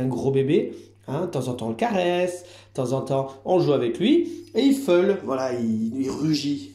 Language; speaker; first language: French; native; French